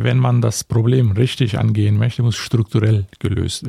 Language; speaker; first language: German; non-native, fluent; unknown